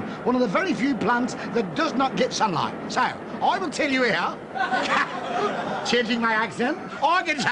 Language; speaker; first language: English; native; English